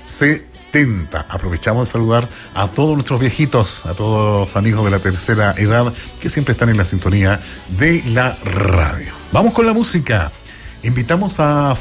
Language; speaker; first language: Spanish; native; Spanish